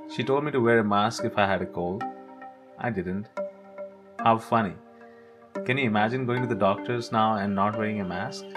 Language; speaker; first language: English; non-native, local second language; Hindi